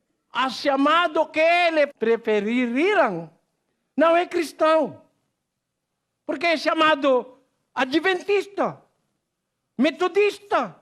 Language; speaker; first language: Portuguese; non-native, learner; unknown